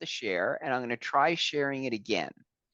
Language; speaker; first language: English; native; English